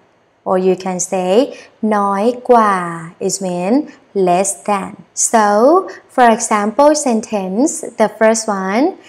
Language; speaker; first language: English; non-native, learner; Thai